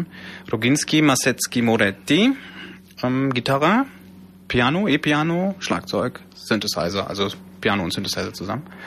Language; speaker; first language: German; native; German